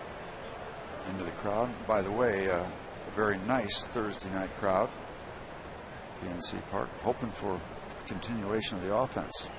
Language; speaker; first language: English; native; English